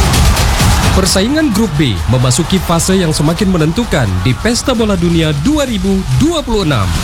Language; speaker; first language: Indonesian; native; Indonesian